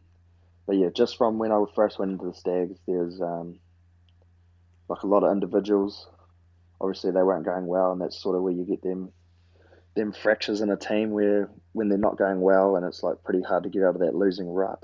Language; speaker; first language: English; native; English